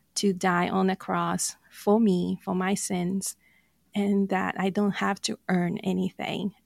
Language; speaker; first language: English; non-native, fluent; Portuguese